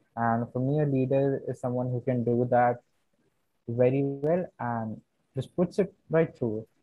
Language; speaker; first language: English; non-native, local second language; Hindi